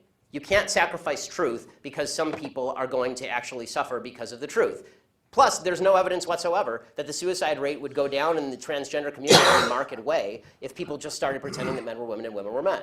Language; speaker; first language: English; native; English